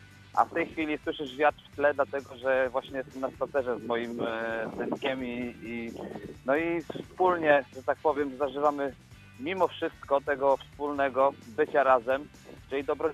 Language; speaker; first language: Polish; native; Polish